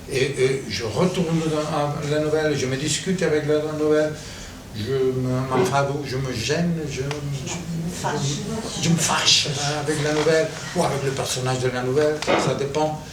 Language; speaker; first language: French; non-native, fluent; Catalan